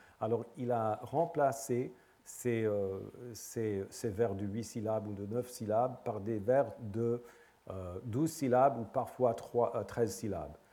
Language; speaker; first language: French; non-native, fluent; English